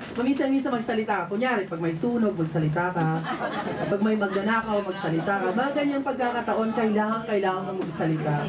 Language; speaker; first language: Filipino; non-native, local second language; Waray